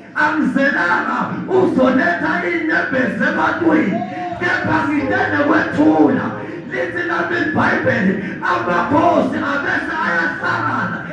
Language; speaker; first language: Zulu; non-native, local second language; Swati